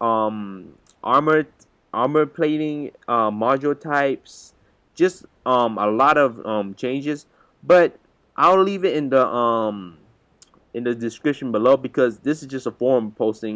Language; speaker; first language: English; native; English